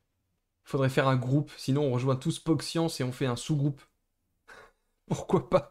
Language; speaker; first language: French; native; French